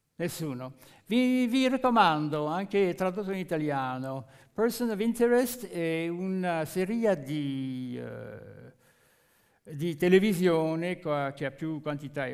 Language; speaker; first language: Italian; non-native, fluent; French